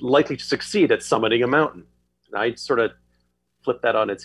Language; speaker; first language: English; native; English